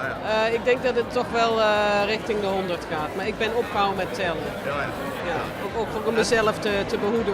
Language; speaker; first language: Dutch; native; Dutch